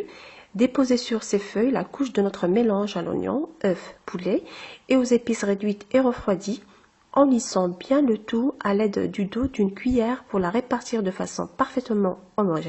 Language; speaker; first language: French; non-native, local second language; Arabic